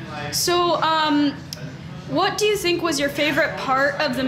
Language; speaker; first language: English; native; English